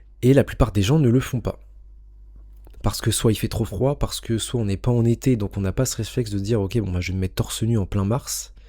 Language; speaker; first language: French; native; French